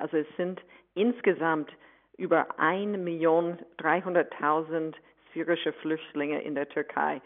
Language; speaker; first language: German; non-native, fluent; English